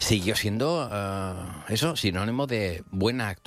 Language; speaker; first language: Spanish; native; Spanish